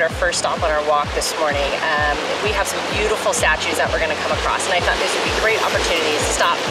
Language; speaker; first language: English; native; English